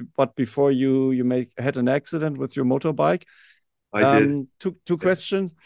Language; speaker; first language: English; non-native, learner; German